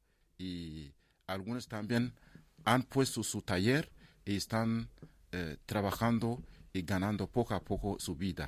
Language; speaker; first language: Spanish; non-native, fluent; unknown